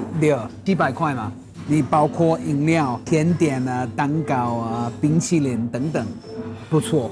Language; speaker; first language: Chinese; non-native, fluent; English